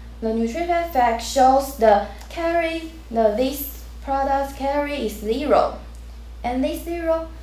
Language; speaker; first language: English; non-native, learner; Chinese